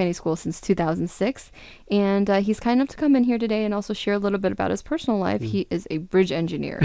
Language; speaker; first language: English; native; English